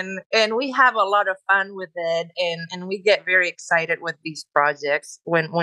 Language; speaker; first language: English; non-native, fluent; Spanish